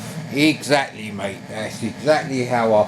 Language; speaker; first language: English; native; English